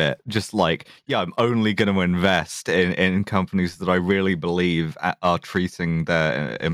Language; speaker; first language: English; native; English